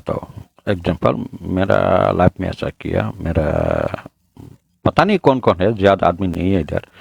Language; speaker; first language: Hindi; non-native, learner; Bangla